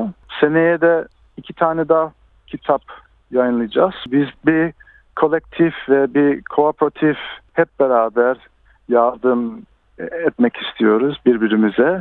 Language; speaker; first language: Turkish; early bilingual, heritage; Turkish